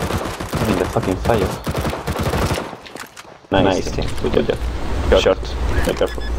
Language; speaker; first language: English; non-native, learner; Spanish